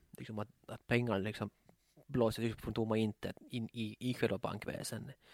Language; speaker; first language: Swedish; native; Swedish